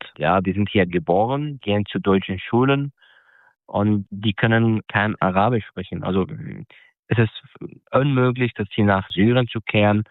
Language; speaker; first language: German; non-native, fluent; Arabic